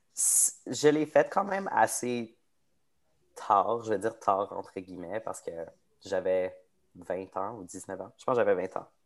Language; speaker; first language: French; native; French